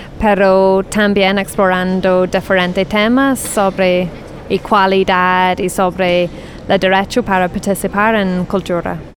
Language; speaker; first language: Spanish; non-native, fluent; English